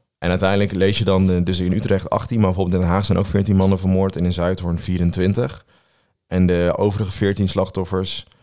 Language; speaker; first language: Dutch; native; Dutch